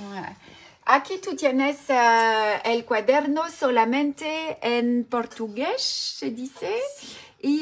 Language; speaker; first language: Spanish; non-native, learner; French